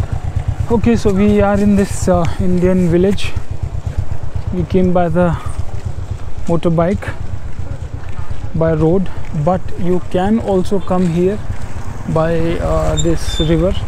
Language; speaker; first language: English; non-native, local second language; Hindi